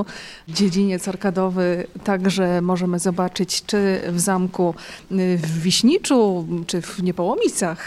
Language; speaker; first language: Polish; native; Polish